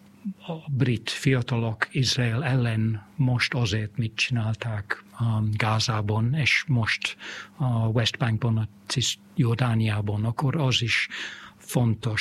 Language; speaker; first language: Hungarian; non-native, fluent; English